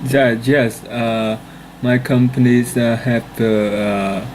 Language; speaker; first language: English; non-native, learner; Vietnamese